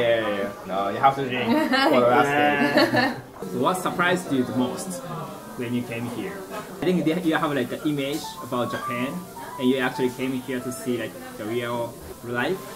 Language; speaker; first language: English; non-native, fluent; Japanese